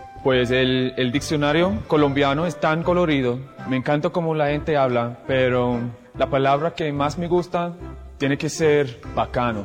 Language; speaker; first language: Spanish; non-native, fluent; English